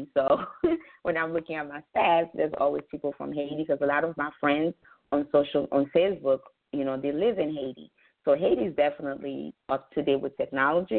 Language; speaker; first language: English; non-native, fluent; Haitian Creole